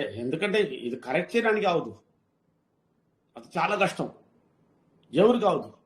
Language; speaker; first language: Telugu; non-native, learner; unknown